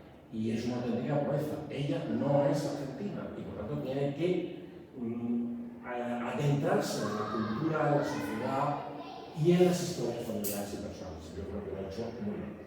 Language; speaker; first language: Spanish; native; Spanish